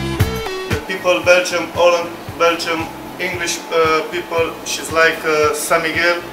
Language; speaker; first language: English; non-native, learner; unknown